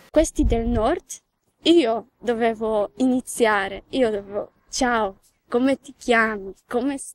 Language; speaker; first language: Italian; non-native, learner; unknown